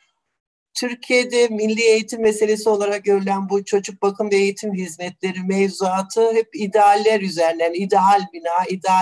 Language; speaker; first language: Turkish; native; Turkish